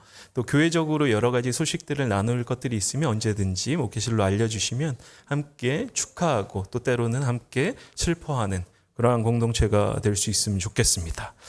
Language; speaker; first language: Korean; native; Korean